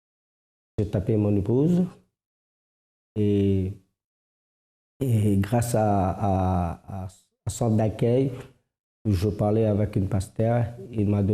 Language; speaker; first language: French; non-native, fluent; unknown